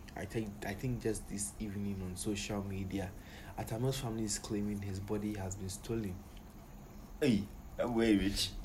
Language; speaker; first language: English; non-native, local second language; Akan